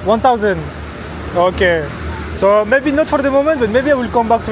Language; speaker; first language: English; non-native, learner; French